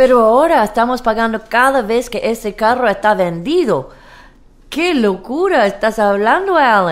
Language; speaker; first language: Spanish; non-native, learner; English